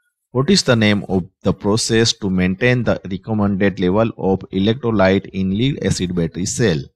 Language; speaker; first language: English; non-native, local second language; Gujarati